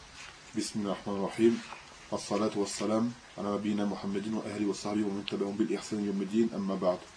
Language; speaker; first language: Arabic; non-native, fluent; French